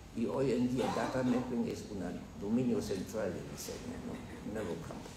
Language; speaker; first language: Spanish; non-native, fluent; German